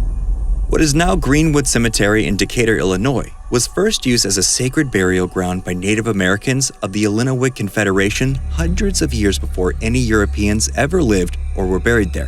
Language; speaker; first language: English; native; English